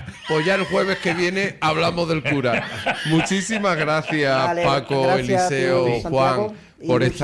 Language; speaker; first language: Spanish; native; Spanish